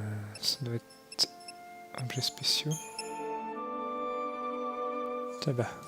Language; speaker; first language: French; native; French